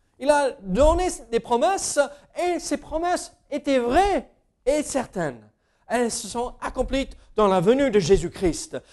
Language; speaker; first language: French; non-native, fluent; English